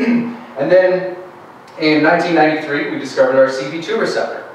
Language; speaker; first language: English; native; English